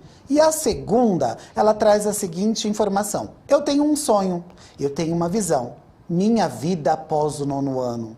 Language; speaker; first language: Portuguese; native; Portuguese